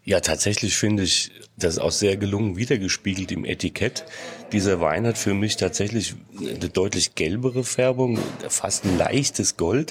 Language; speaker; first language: German; native; German